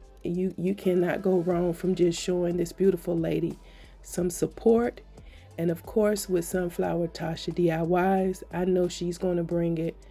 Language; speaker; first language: English; native; English